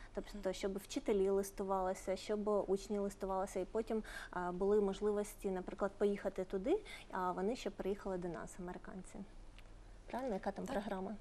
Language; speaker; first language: Ukrainian; native; Ukrainian